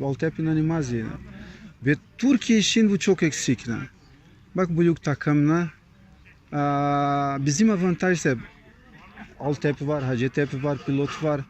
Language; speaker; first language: Turkish; non-native, learner; Portuguese